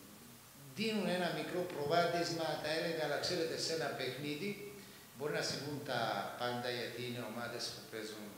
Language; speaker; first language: Greek; non-native, fluent; Serbian